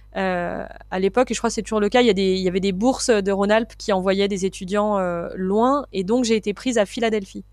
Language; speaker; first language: French; native; French